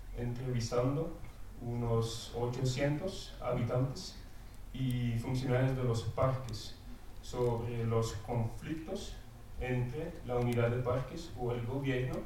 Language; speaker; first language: Spanish; non-native, fluent; Dutch